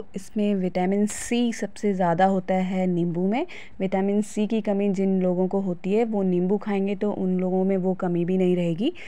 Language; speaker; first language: Hindi; native; Hindi